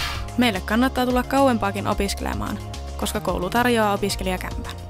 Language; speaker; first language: Finnish; native; Finnish